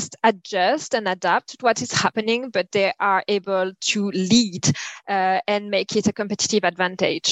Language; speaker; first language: English; non-native, fluent; French